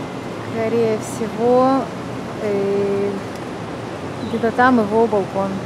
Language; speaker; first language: Russian; native; Russian